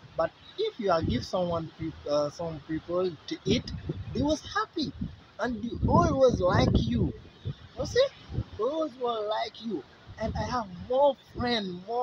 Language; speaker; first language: English; non-native, learner; Wolof